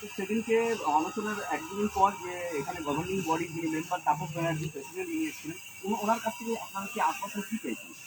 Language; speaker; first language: Bangla; non-native, local second language; Santali